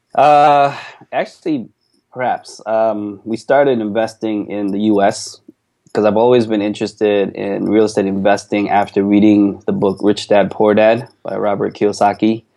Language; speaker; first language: English; early bilingual, other home language; Korean